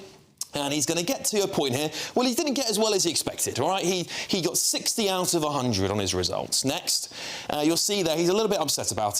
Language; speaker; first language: English; native; English